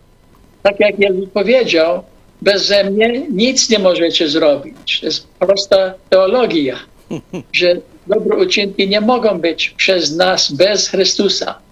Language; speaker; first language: Polish; non-native, fluent; English